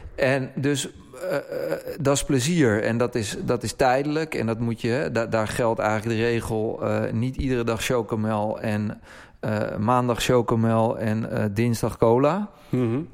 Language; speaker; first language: Dutch; native; Dutch